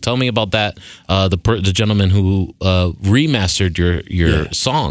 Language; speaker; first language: English; early bilingual, other home language; Spanish